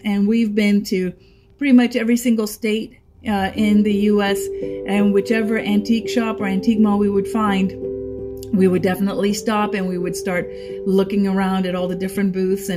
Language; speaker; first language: English; non-native, fluent; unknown